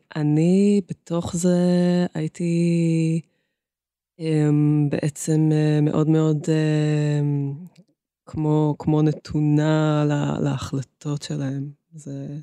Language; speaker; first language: Hebrew; early bilingual, other home language; Russian